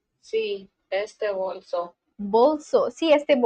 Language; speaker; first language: Spanish; non-native, learner; Bangla